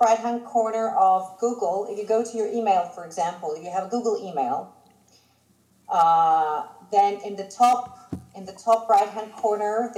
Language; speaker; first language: English; non-native, fluent; Greek